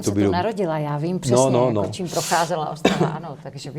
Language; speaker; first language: Czech; native; Czech